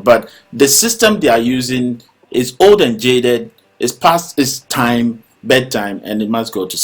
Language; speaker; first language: English; non-native, local second language; Akan